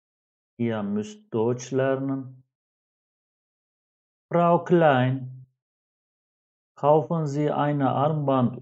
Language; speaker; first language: German; non-native, fluent; Turkish